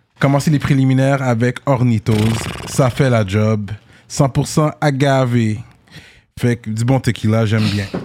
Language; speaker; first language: French; native; French